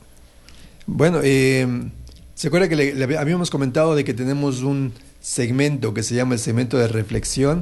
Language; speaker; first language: Spanish; native; Spanish